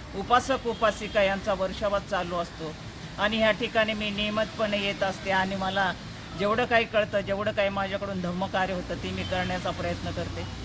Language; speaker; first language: Marathi; native; Marathi